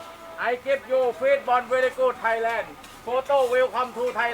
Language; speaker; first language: English; non-native, learner; Thai